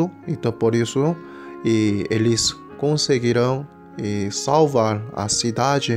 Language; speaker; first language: Portuguese; non-native, fluent; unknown